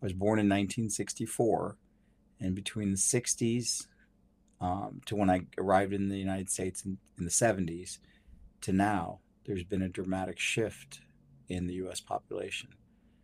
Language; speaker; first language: English; native; English